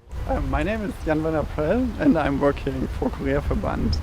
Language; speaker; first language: English; non-native, fluent; German